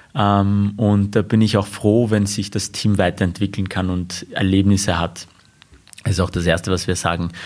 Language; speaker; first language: German; early bilingual, other home language; Armenian